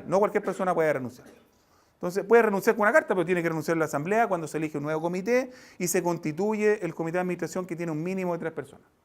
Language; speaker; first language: Spanish; native; Spanish